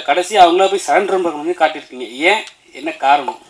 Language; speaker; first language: Tamil; native; Tamil